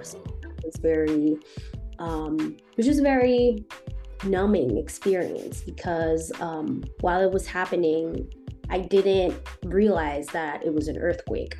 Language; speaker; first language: English; non-native, fluent; Haitian Creole